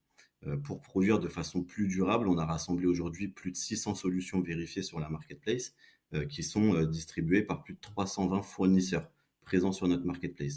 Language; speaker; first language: French; native; French